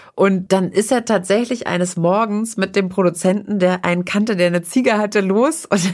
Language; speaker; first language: German; native; German